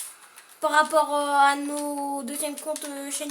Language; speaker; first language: French; native; French